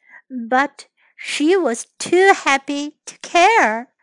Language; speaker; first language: English; non-native, fluent; Chinese